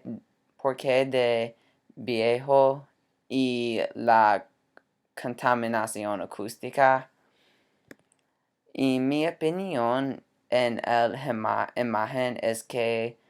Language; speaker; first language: Spanish; non-native, learner; English